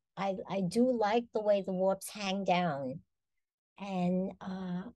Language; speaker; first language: English; native; English